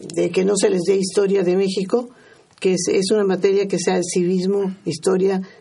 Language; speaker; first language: Spanish; native; Spanish